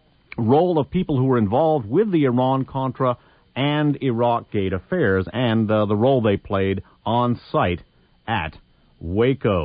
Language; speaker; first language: English; native; English